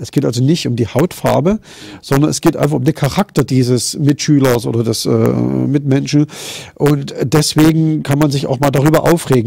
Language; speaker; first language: German; native; German